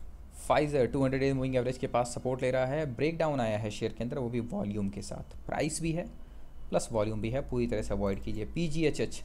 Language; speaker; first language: Hindi; native; Hindi